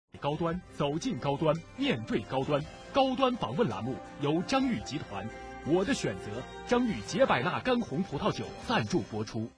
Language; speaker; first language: Chinese; native; Chinese